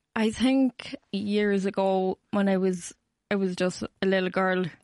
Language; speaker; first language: English; native; English